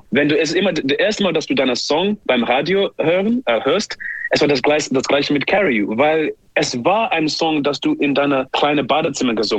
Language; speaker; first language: German; non-native, learner; English